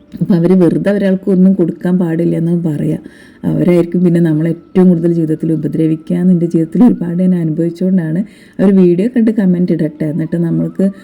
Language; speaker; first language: Malayalam; native; Malayalam